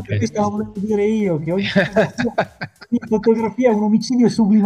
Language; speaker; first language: Italian; native; Italian